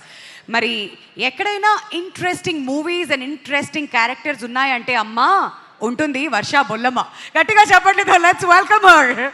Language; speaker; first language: Telugu; native; Telugu